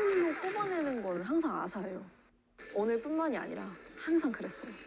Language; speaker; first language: Korean; native; Korean